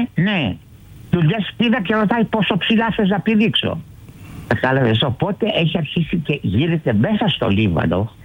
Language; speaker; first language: Greek; early bilingual, heritage; Greek